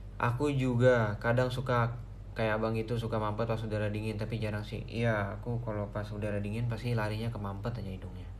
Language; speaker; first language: Indonesian; native; Indonesian